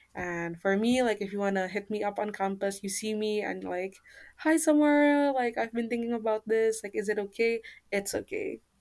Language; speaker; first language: English; non-native, fluent; Indonesian